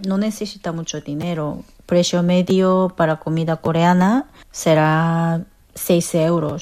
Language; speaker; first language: Spanish; non-native, fluent; Korean